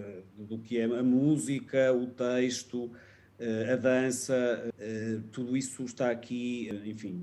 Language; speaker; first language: Portuguese; native; Portuguese